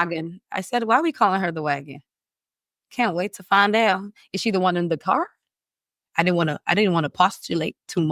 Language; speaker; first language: English; native; English